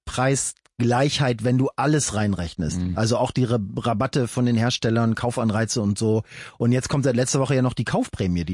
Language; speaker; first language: German; native; German